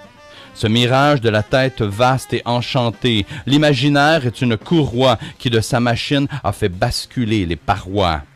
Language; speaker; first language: French; native; French